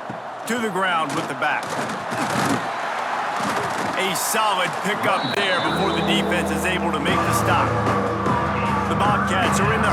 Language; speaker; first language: English; native; English